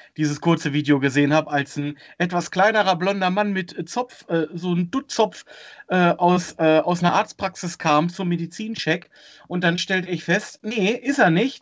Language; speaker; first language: German; native; German